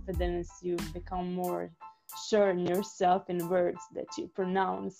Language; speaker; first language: English; non-native, fluent; Croatian